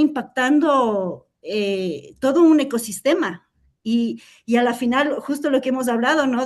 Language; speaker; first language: Spanish; native; Spanish